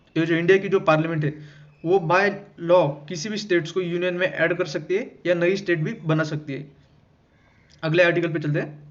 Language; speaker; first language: Hindi; non-native, local second language; Marathi